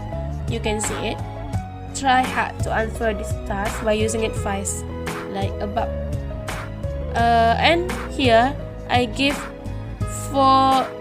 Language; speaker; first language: English; non-native, learner; Indonesian